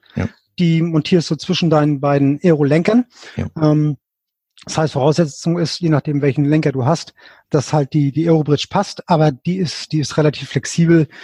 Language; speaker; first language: German; native; German